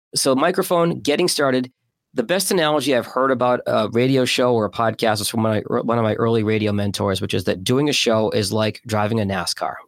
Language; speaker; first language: English; native; English